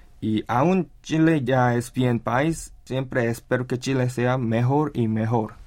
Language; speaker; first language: Spanish; non-native, learner; Korean